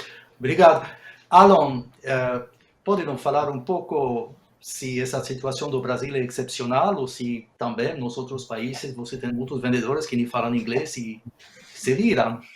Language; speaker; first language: Portuguese; non-native, fluent; Spanish